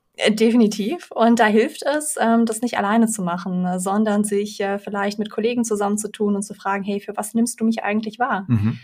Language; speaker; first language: German; early bilingual, other home language; Russian